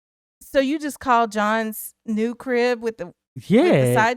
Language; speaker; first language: English; native; English